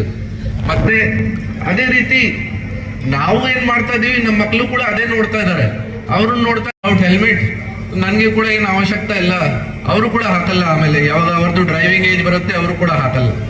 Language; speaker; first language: Kannada; non-native, local second language; Hindi